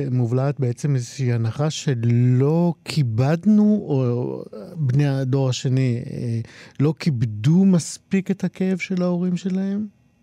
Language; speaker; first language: Hebrew; native; Hebrew